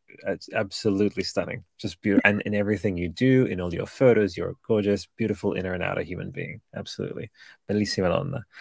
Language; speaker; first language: English; early bilingual, other home language; Italian